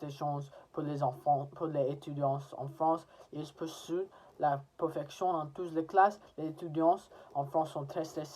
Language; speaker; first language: French; non-native, learner; English